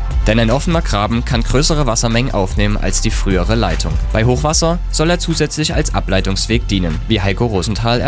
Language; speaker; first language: German; native; German